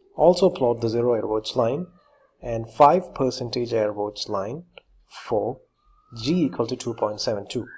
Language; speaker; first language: English; non-native, local second language; Malayalam